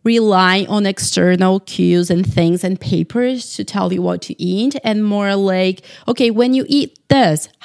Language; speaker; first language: English; non-native, fluent; Portuguese